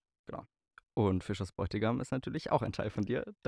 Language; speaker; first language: German; native; German